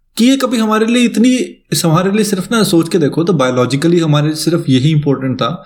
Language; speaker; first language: Hindi; native; Hindi